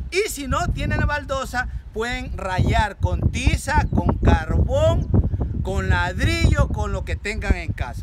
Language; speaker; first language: Spanish; native; Spanish